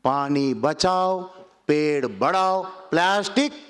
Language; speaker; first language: Hindi; non-native, local second language; Telugu